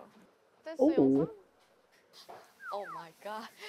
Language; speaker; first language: Korean; native; Korean